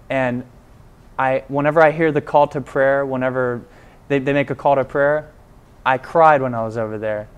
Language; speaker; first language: English; native; English